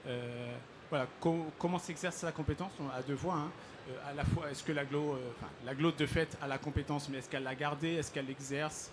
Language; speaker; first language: French; native; French